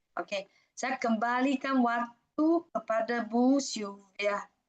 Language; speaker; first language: Indonesian; non-native, fluent; Malay